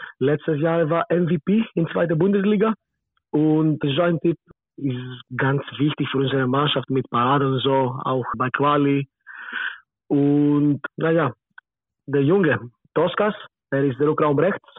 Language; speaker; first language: German; non-native, learner; Greek